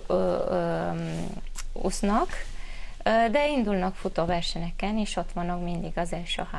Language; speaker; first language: Hungarian; non-native, fluent; Romanian